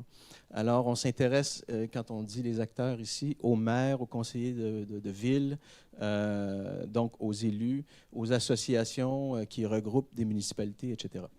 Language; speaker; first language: French; native; French